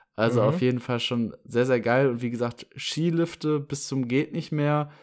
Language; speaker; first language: German; native; German